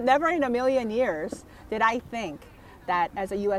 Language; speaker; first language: English; early bilingual, other home language; Korean